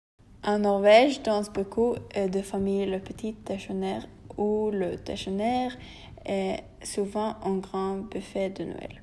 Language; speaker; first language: French; non-native, learner; Norwegian